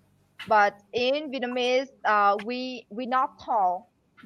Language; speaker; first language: English; non-native, learner; Vietnamese